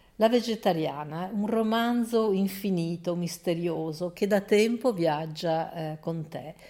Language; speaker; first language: Italian; native; Italian